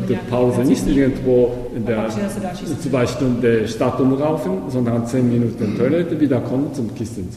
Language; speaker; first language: German; non-native, learner; Japanese